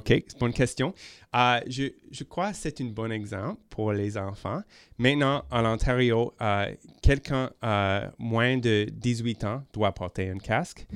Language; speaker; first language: French; non-native, local second language; English